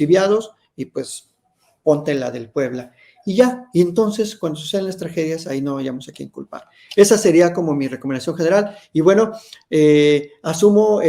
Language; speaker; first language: Spanish; native; Spanish